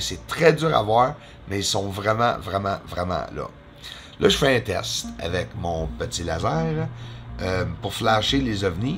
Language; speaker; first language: French; native; French